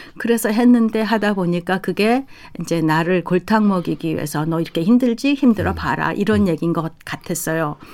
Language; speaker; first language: Korean; native; Korean